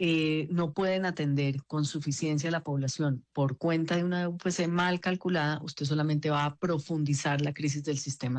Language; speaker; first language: Spanish; native; Spanish